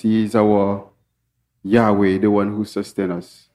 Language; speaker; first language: English; non-native, fluent; Haitian Creole